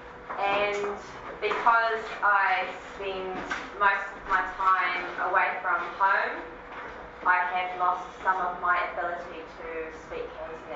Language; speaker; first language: English; early bilingual, other home language; Cantonese